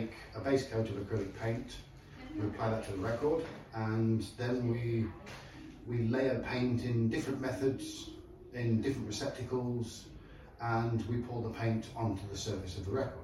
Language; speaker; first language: English; native; English